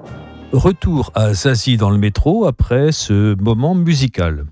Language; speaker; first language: French; native; French